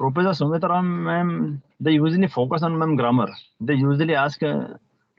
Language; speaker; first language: English; non-native, local second language; Hindi